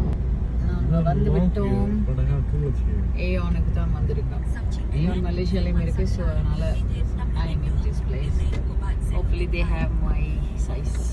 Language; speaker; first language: Tamil; native; Tamil